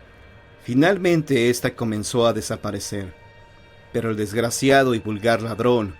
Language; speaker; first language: Spanish; native; Spanish